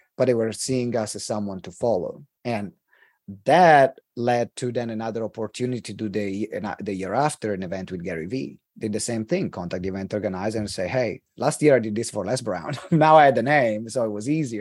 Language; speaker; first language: English; non-native, fluent; Italian